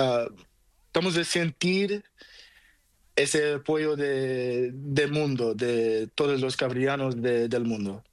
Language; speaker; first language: Spanish; non-native, learner; Portuguese